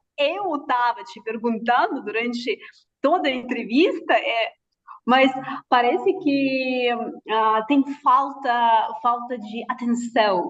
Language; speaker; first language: Portuguese; non-native, fluent; Russian